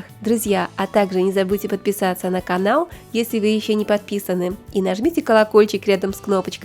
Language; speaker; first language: Russian; native; Russian